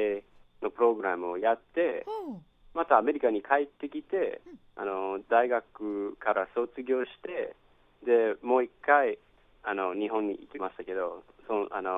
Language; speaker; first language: Japanese; non-native, fluent; English